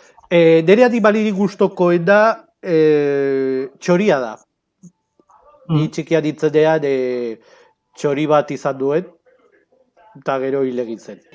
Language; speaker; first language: Basque; non-native, local second language; Spanish